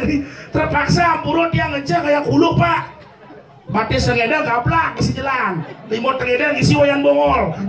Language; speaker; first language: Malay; non-native, local second language; Balinese